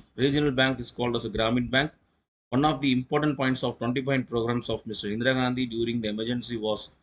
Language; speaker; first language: English; non-native, local second language; Tamil